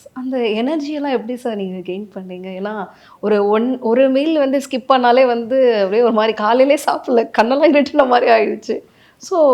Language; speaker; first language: Tamil; native; Tamil